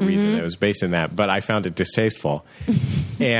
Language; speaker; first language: English; native; English